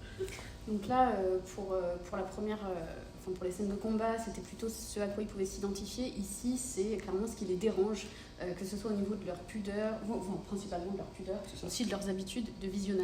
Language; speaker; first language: French; native; French